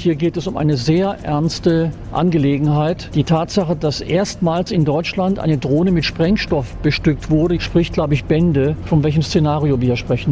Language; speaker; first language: German; native; German